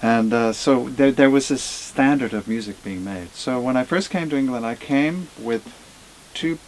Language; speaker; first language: English; native; English